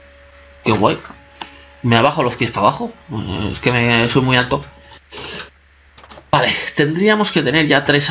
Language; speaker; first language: Spanish; native; Spanish